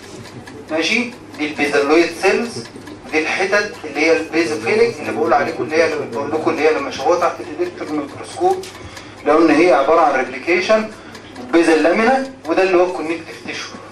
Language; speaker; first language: Arabic; native; Arabic